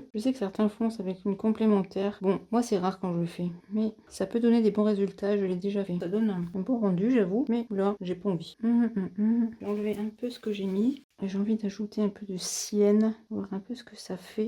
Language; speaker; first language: French; native; French